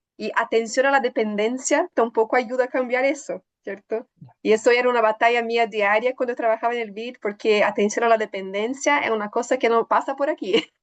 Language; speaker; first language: Spanish; non-native, fluent; Portuguese